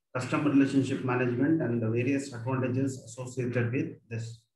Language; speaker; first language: English; non-native, local second language; Kannada